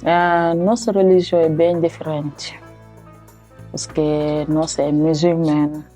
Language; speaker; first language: Portuguese; non-native, learner; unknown